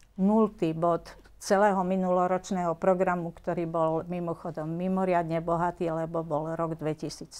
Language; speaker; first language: Slovak; native; Slovak